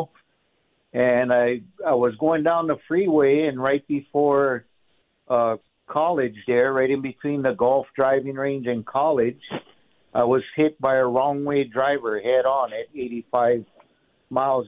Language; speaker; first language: English; native; English